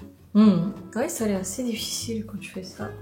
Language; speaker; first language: French; non-native, learner; Japanese